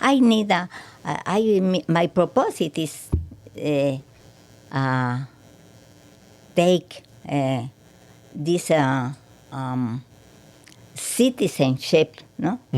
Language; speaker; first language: English; non-native, learner; Spanish